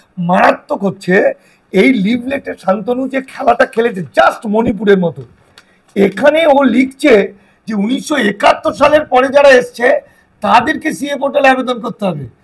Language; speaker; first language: Bangla; native; Bangla